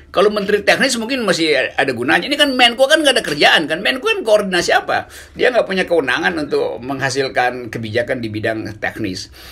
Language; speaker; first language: Indonesian; native; Indonesian